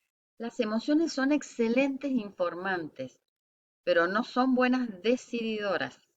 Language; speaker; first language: Spanish; native; Spanish